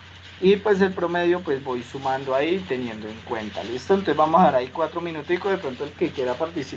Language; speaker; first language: Spanish; native; Spanish